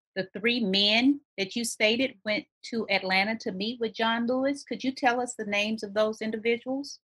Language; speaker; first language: English; native; English